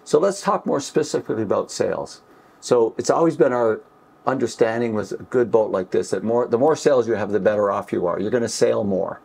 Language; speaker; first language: English; native; English